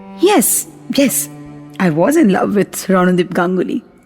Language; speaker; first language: English; non-native, local second language; Bangla